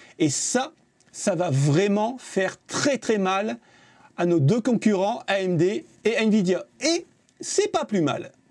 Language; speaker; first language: French; native; French